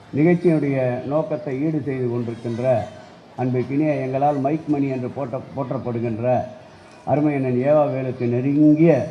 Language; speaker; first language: Tamil; native; Tamil